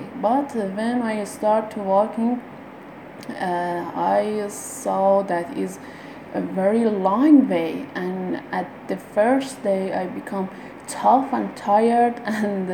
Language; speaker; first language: English; non-native, learner; Persian